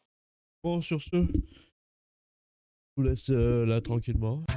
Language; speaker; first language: French; native; French